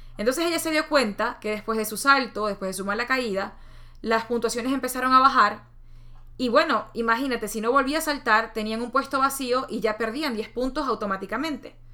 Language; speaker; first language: Spanish; native; Spanish